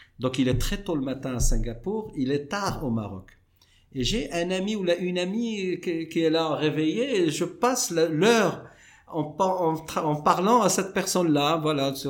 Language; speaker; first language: French; non-native, local second language; Arabic